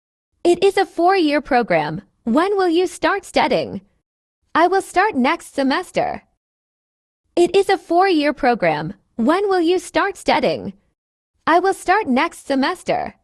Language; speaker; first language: English; non-native, fluent; Burmese